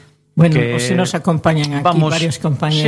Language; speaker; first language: Galician; native; Galician